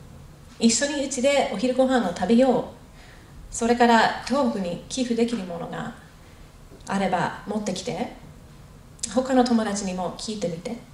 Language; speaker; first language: Japanese; non-native, fluent; English